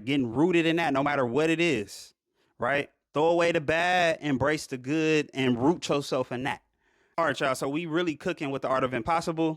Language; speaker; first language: English; native; English